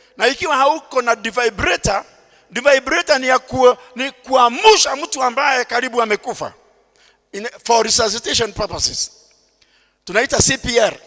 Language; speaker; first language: Swahili; non-native, local second language; Kikuyu